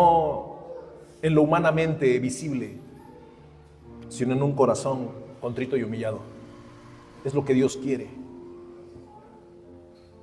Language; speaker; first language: Spanish; native; Spanish